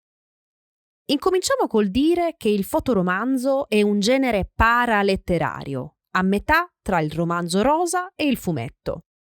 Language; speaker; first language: Italian; native; Italian